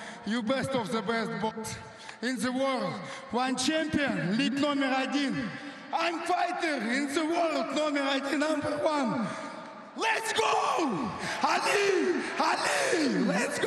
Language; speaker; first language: English; non-native, learner; Russian